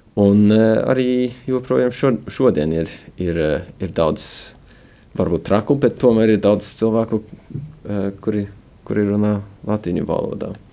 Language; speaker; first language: Latvian; early bilingual, heritage; Latvian